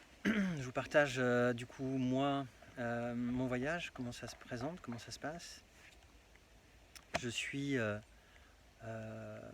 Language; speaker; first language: French; native; French